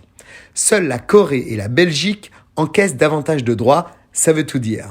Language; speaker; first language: French; native; French